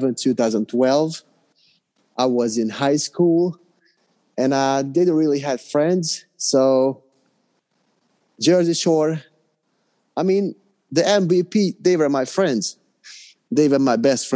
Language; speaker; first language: English; non-native, fluent; Hungarian